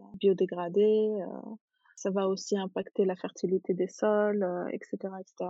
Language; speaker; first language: French; non-native, local second language; Arabic